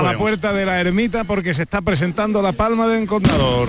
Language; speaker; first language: Spanish; native; Spanish